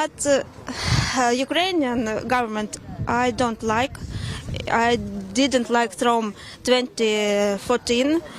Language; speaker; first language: English; non-native, learner; Russian